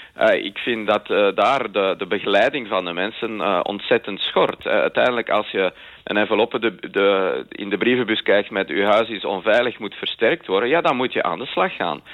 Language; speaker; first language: Dutch; native; Dutch